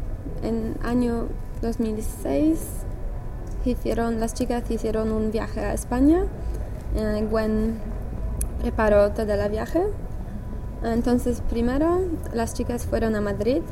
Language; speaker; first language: Spanish; non-native, learner; English